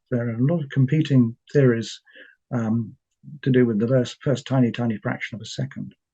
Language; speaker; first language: English; native; English